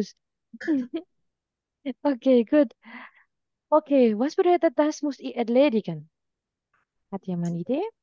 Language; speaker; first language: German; non-native, fluent; Indonesian